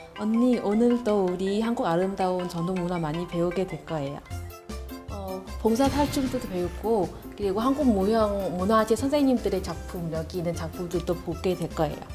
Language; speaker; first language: Korean; non-native, fluent; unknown